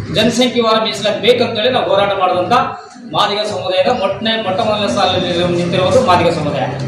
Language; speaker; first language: Kannada; native; Kannada